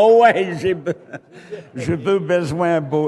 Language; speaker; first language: French; non-native, learner; English